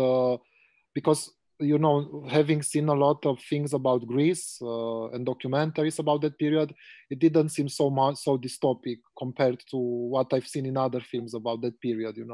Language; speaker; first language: English; non-native, fluent; Romanian